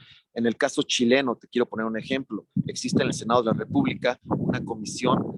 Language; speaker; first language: Spanish; native; Spanish